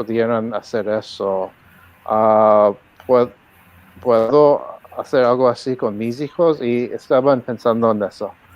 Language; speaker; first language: Spanish; early bilingual, heritage; Spanish